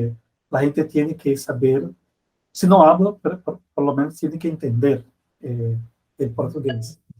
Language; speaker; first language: Spanish; non-native, fluent; Portuguese